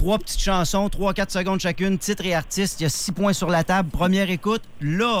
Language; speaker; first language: French; native; French